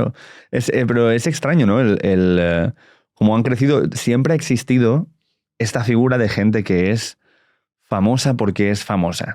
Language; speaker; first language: Spanish; native; Spanish